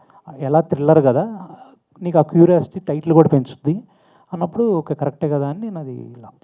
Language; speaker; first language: Telugu; native; Telugu